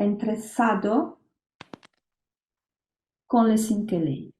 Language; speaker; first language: Spanish; non-native, learner; Italian